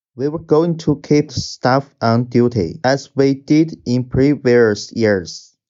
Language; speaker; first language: English; non-native, fluent; Chinese